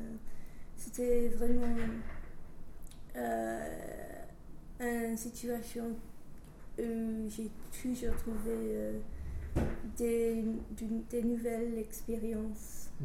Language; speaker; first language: French; non-native, learner; English